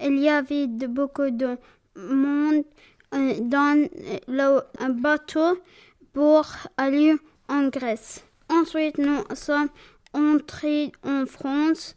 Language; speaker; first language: French; early bilingual, other home language; Arabic